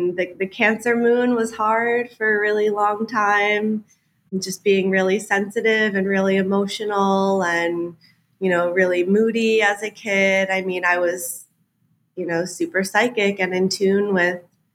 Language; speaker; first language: English; native; English